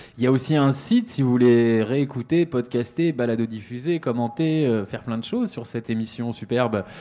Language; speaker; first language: French; native; French